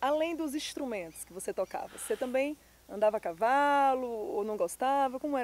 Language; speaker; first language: Portuguese; native; Portuguese